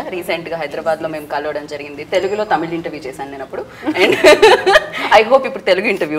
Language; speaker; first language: Telugu; native; Telugu